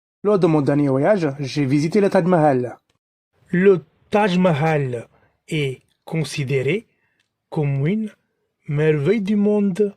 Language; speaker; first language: French; non-native, fluent; Tamil